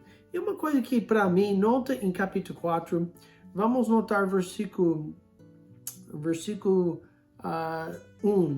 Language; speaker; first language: Portuguese; non-native, fluent; English